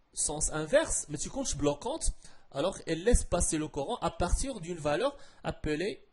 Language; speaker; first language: French; non-native, local second language; Arabic